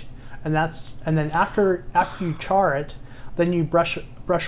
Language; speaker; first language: English; native; English